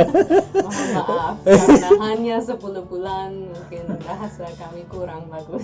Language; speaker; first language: Indonesian; non-native, learner; English